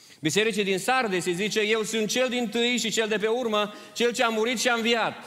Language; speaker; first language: Romanian; early bilingual, heritage; Romanian